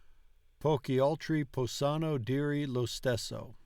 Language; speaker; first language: Italian; non-native, learner; English